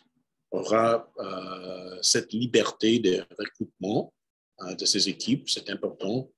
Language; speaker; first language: French; non-native, fluent; English